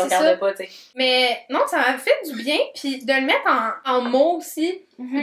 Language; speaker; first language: French; native; French